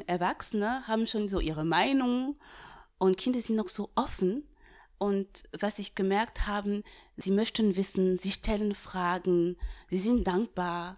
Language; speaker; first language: German; non-native, fluent; French